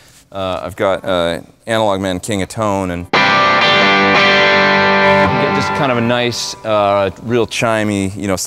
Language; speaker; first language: English; native; English